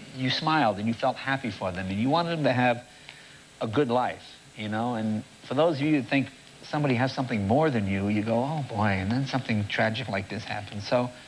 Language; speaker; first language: English; native; English